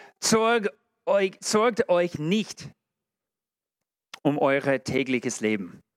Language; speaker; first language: German; non-native, fluent; English